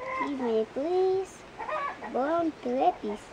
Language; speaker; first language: English; non-native, learner; Russian